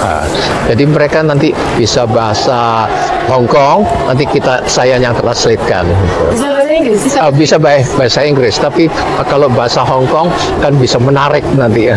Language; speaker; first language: Indonesian; non-native, learner; Cantonese